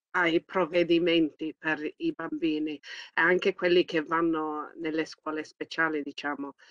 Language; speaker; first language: Italian; early bilingual, heritage; English